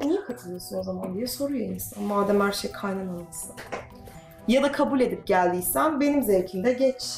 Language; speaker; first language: Turkish; native; Turkish